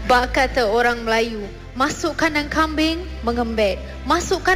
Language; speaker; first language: Malay; non-native, fluent; Urdu